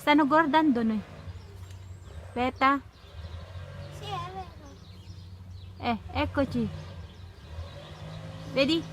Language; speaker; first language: Italian; non-native, learner; Filipino